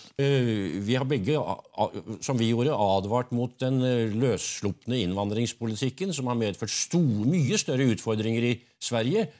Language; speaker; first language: Norwegian; native; Norwegian